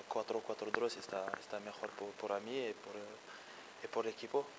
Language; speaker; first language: Spanish; non-native, learner; French